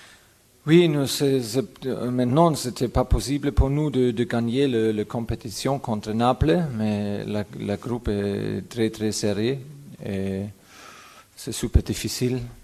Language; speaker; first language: French; non-native, fluent; German